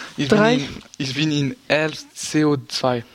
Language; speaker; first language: German; non-native, learner; French